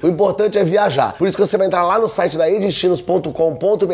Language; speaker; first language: Portuguese; native; Portuguese